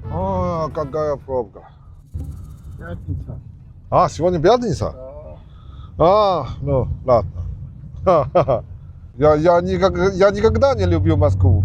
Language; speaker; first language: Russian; non-native, learner; Chinese